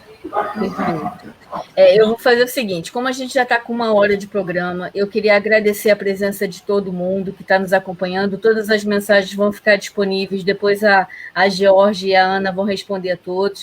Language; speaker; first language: Portuguese; native; Portuguese